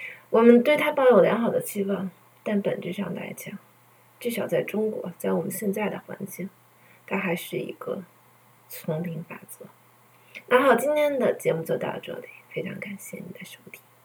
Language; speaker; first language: Chinese; native; Chinese